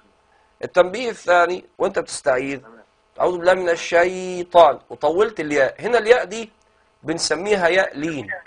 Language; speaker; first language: Arabic; native; Arabic